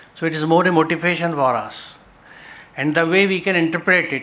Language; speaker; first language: English; non-native, local second language; Urdu